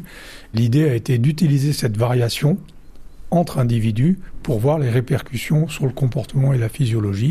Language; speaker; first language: French; native; French